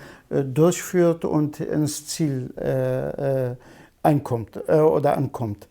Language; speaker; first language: German; non-native, fluent; Kurdish